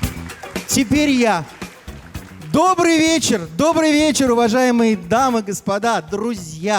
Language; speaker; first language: Russian; native; Russian